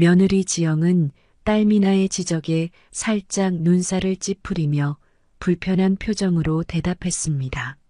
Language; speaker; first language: Korean; native; Korean